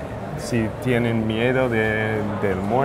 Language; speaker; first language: Spanish; non-native, learner; Italian